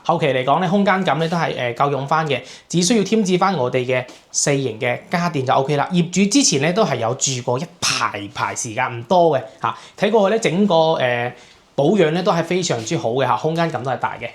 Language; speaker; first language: Cantonese; native; Cantonese